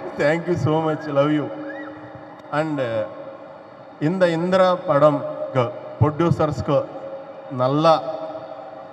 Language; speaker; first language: Tamil; non-native, learner; Telugu